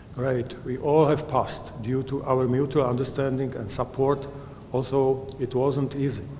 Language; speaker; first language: English; non-native, fluent; Czech